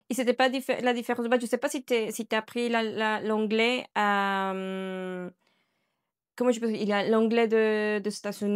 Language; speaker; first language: French; non-native, learner; Spanish